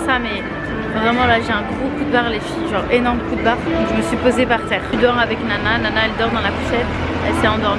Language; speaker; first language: French; native; French